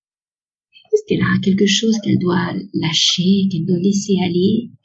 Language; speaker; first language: French; native; French